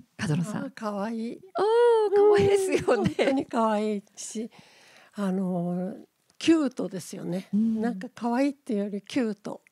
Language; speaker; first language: Japanese; native; Japanese